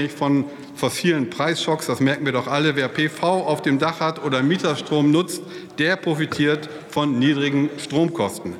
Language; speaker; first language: German; native; German